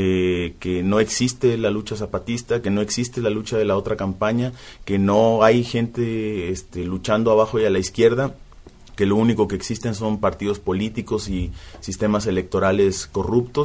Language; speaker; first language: Spanish; native; Spanish